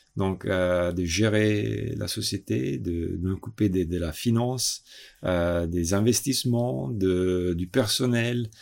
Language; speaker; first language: French; non-native, fluent; Italian